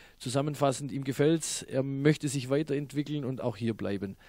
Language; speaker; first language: German; native; German